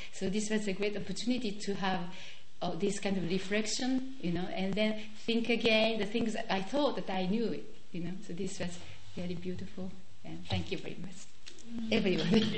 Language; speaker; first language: English; non-native, fluent; Japanese